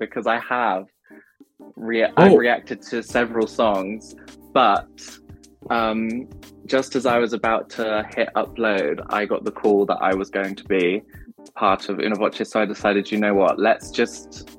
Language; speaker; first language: English; native; English